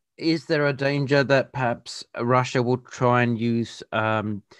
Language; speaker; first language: English; native; English